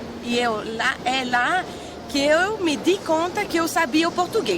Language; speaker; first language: Portuguese; non-native, fluent; Spanish